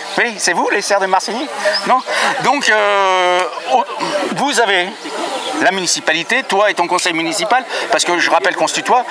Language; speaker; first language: French; native; French